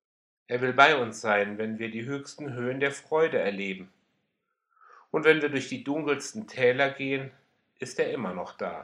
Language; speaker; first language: German; native; German